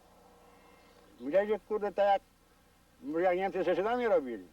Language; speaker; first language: Polish; non-native, local second language; Rusyn